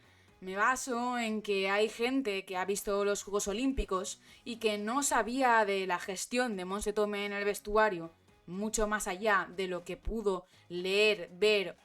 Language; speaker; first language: Spanish; native; Spanish